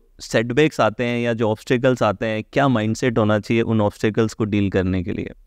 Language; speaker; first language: Hindi; native; Hindi